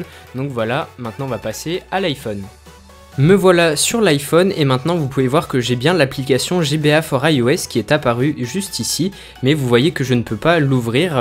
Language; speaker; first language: French; native; French